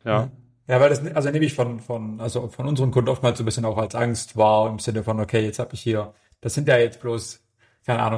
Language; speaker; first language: German; native; German